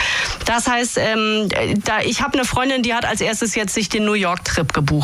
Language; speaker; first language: German; native; German